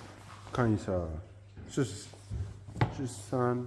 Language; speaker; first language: Chinese; non-native, learner; English